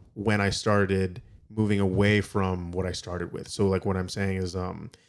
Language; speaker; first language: English; native; English